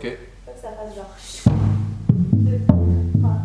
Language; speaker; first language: French; native; French